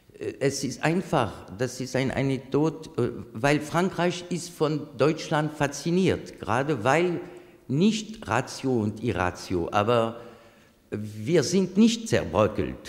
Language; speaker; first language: German; non-native, fluent; French